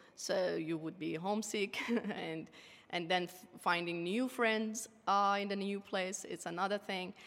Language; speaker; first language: English; non-native, fluent; Persian